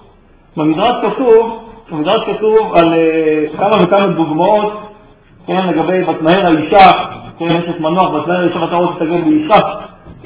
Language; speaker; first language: Hebrew; native; Hebrew